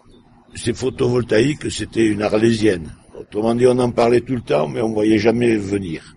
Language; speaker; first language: French; native; French